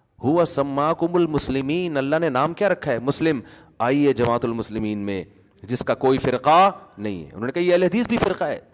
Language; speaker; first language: Urdu; native; Urdu